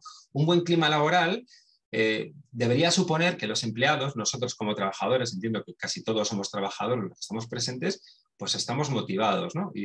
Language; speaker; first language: Spanish; native; Spanish